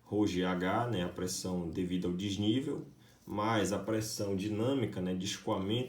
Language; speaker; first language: Portuguese; native; Portuguese